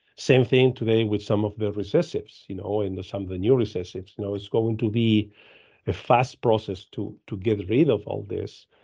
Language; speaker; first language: English; non-native, fluent; Spanish